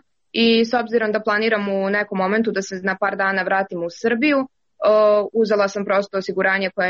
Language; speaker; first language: Serbian; native; Serbian